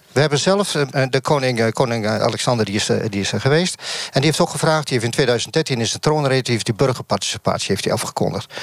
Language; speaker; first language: Dutch; native; Dutch